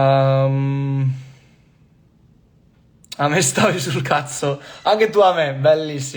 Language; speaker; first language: Italian; non-native, fluent; English